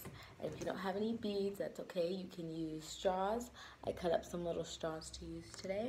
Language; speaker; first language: English; native; English